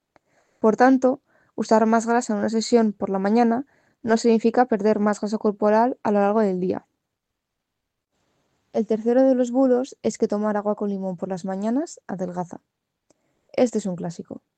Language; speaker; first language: Spanish; native; Spanish